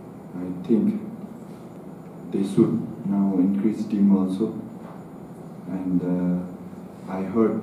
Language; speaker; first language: English; non-native, learner; Nepali